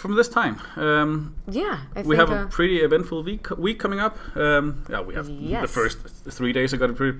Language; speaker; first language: English; non-native, fluent; Danish